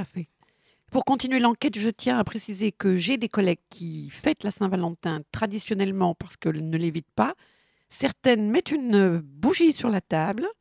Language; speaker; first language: French; native; French